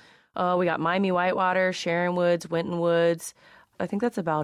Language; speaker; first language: English; native; English